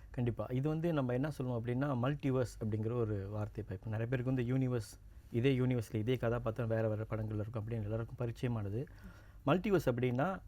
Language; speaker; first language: Tamil; native; Tamil